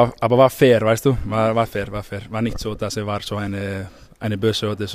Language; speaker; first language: German; non-native, learner; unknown